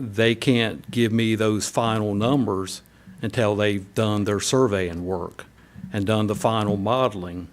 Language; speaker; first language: English; native; English